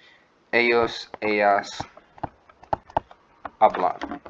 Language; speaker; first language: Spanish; non-native, learner; English